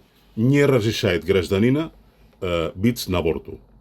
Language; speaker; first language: Russian; non-native, fluent; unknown